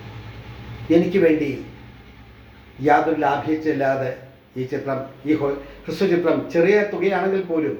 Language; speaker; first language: Malayalam; native; Malayalam